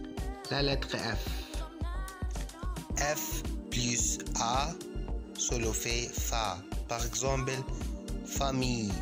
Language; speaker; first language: French; non-native, fluent; Arabic